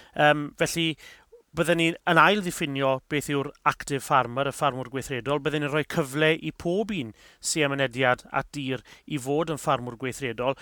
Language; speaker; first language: Welsh; native; Welsh